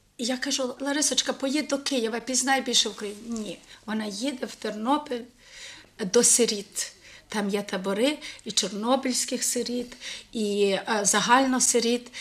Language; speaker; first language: Ukrainian; early bilingual, heritage; Ukrainian